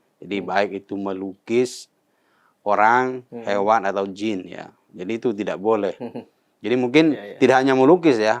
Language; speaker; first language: Indonesian; native; Indonesian